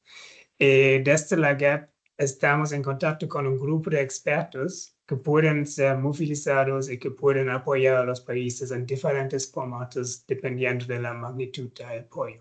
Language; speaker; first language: Spanish; non-native, fluent; German